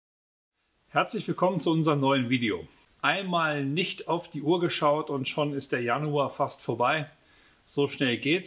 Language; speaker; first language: German; native; German